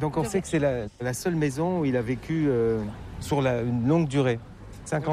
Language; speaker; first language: French; native; French